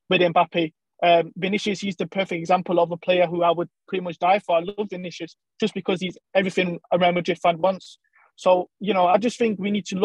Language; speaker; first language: English; native; English